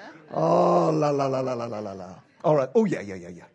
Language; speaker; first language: English; native; English